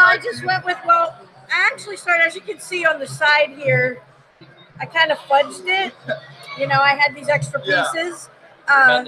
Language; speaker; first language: English; native; English